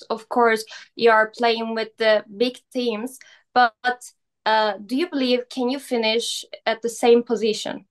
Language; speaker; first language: English; non-native, learner; Turkish